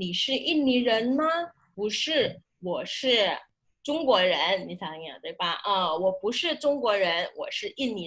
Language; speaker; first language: Chinese; non-native, fluent; Indonesian